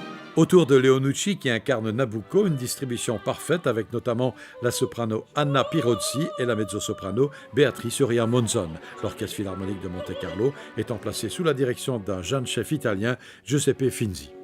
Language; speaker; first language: French; native; French